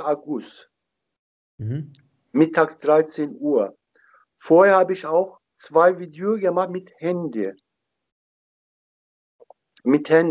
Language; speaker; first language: German; non-native, learner; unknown